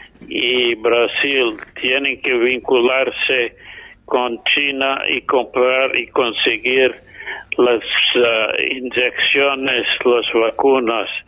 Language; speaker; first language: Spanish; non-native, fluent; English